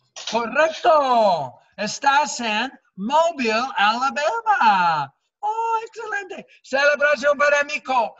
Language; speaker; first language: Spanish; non-native, fluent; English